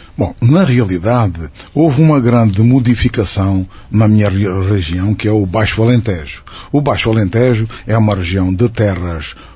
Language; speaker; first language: Portuguese; native; Portuguese